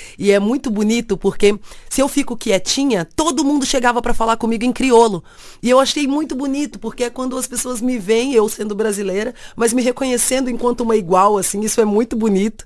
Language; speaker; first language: Portuguese; native; Portuguese